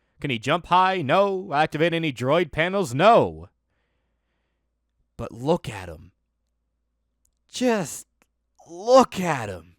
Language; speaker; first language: English; native; English